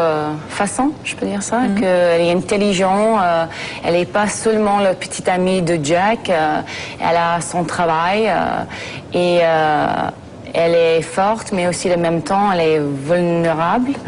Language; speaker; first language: French; non-native, fluent; English